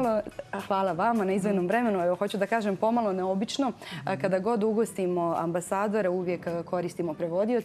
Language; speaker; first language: Croatian; native; Croatian